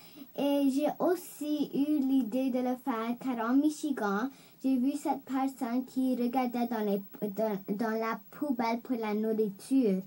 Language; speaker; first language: French; non-native, local second language; English